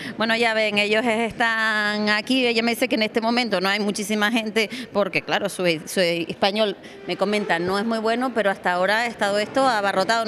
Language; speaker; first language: Spanish; native; Spanish